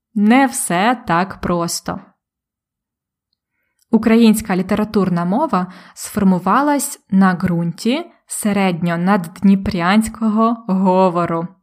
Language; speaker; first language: Ukrainian; native; Ukrainian